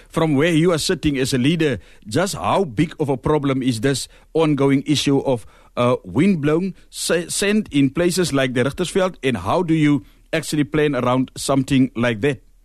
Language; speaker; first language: English; non-native, local second language; Afrikaans